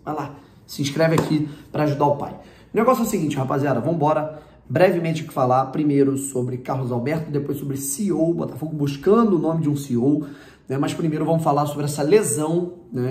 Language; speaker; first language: Portuguese; native; Portuguese